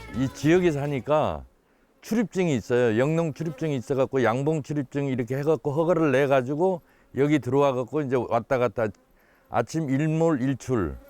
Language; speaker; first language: Korean; native; Korean